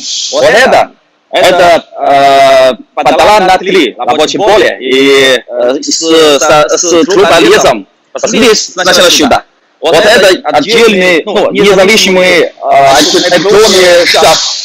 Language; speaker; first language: Russian; non-native, fluent; Chinese